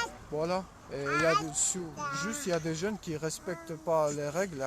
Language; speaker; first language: French; non-native, learner; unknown